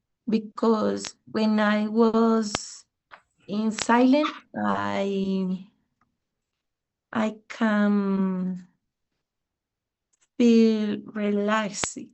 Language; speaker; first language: English; non-native, learner; Spanish